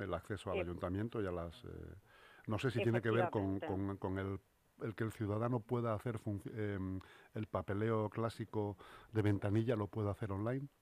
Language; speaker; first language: Spanish; native; Spanish